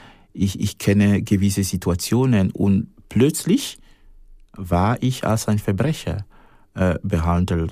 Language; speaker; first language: German; non-native, fluent; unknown